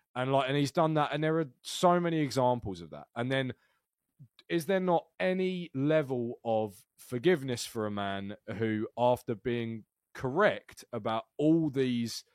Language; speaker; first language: English; native; English